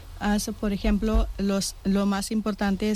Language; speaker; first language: Spanish; non-native, learner; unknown